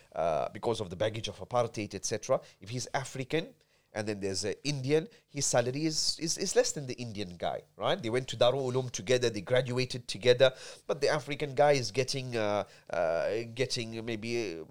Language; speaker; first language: English; native; English